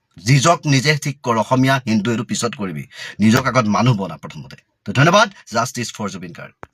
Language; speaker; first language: Assamese; native; Assamese